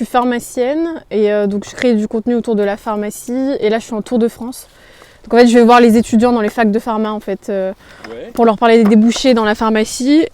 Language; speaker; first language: French; native; French